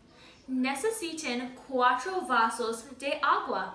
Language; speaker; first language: Spanish; non-native, learner; English